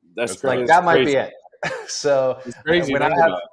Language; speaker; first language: English; native; English